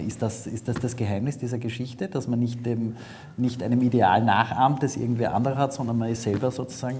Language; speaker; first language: German; native; German